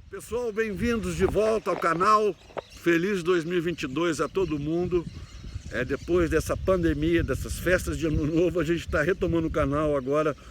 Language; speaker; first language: Portuguese; native; Portuguese